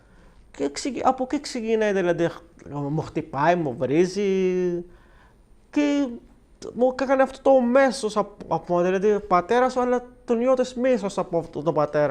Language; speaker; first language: Greek; non-native, learner; Arabic